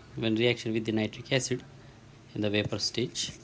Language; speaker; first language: English; non-native, local second language; Telugu